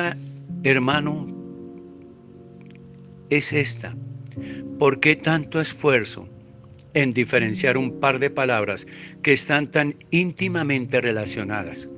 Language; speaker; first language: Spanish; native; Spanish